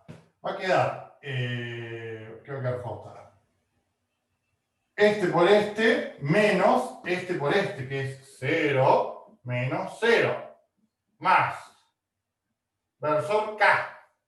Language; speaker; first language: Spanish; native; Spanish